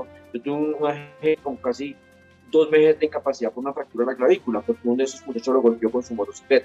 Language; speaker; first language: Spanish; native; Spanish